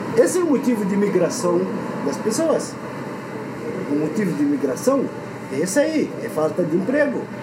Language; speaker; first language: Portuguese; non-native, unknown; Arabic